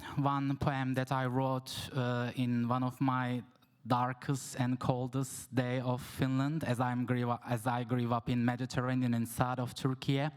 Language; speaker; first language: English; non-native, fluent; Turkish